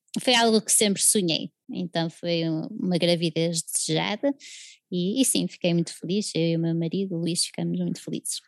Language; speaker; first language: Portuguese; early bilingual, other home language; English